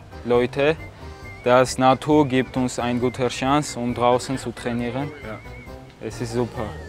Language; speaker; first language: German; non-native, learner; Armenian